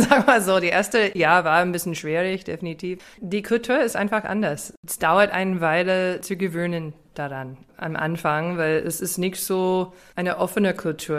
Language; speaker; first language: German; non-native, fluent; English